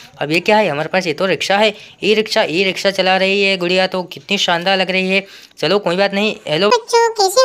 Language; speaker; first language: Hindi; native; Hindi